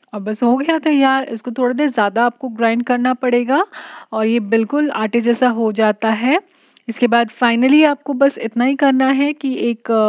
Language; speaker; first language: Hindi; non-native, local second language; Bangla